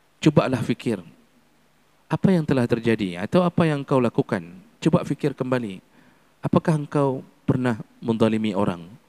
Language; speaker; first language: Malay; non-native, local second language; Achinese